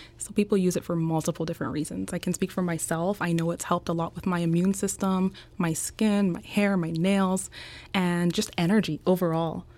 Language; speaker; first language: English; native; English